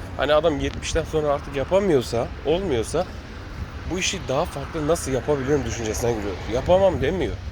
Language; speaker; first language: Turkish; early bilingual, heritage; Turkish